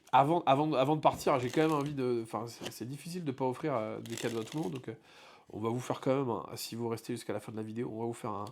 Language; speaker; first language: French; native; French